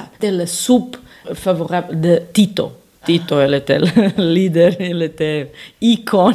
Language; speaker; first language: French; non-native, fluent; Serbian